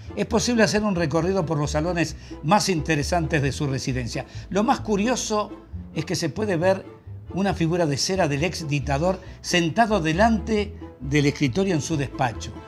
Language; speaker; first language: Spanish; native; Spanish